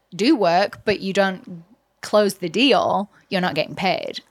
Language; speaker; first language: English; native; English